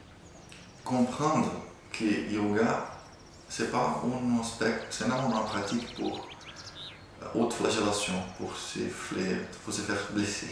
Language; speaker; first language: French; non-native, fluent; Portuguese